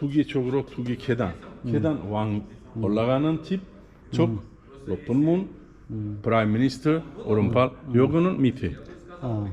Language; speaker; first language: Korean; non-native, learner; Uzbek